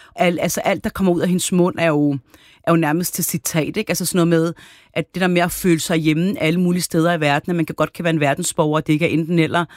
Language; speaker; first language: Danish; early bilingual, other home language; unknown